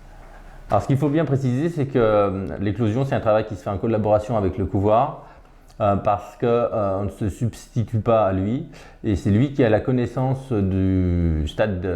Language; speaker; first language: French; native; French